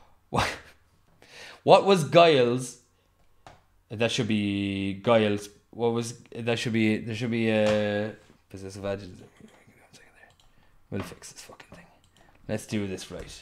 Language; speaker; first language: English; native; English